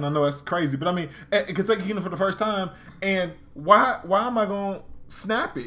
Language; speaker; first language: English; native; English